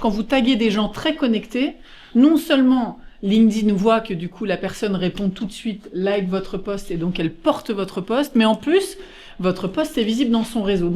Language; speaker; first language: French; native; French